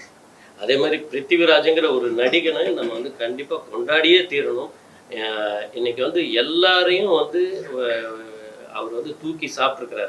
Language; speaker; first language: Tamil; native; Tamil